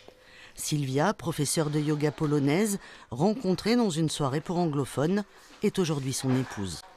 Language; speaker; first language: French; native; French